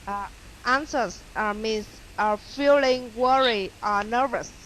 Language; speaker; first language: English; non-native, learner; Vietnamese